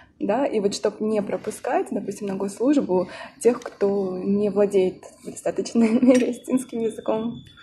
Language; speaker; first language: Russian; native; Russian